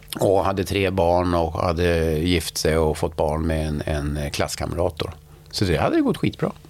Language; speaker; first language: Swedish; native; Swedish